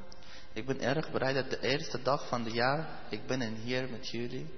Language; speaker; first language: Dutch; non-native, learner; Persian